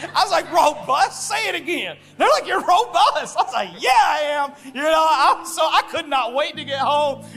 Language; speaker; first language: English; native; English